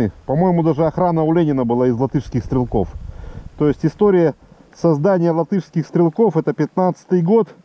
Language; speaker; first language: Russian; native; Russian